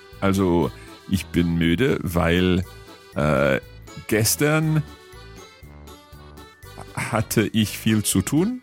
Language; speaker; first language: German; non-native, learner; English